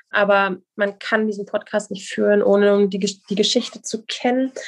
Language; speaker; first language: German; native; German